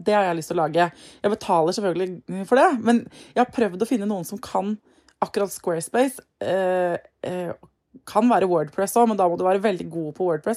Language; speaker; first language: Norwegian; native; Norwegian